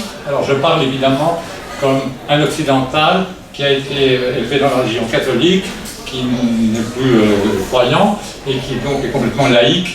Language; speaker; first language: French; native; French